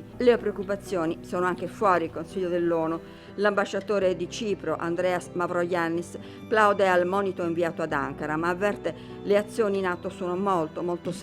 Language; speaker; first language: Italian; native; Italian